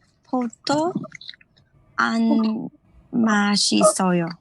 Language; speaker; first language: Korean; non-native, learner; English